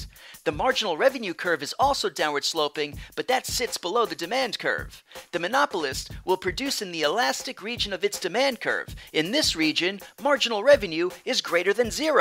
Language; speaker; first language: English; native; English